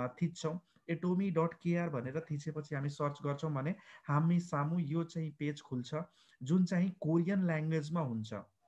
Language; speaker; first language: Nepali; non-native, local second language; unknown